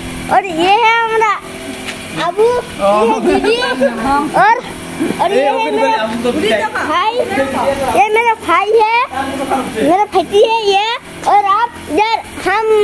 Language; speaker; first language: Hindi; non-native, local second language; Assamese